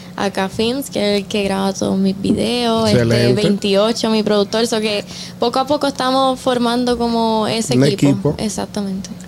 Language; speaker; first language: Spanish; native; Spanish